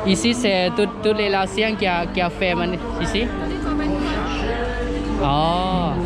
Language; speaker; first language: French; non-native, learner; Lao